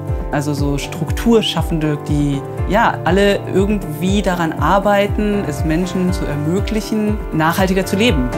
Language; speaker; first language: German; native; German